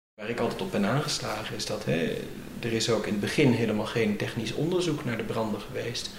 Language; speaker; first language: Dutch; native; Dutch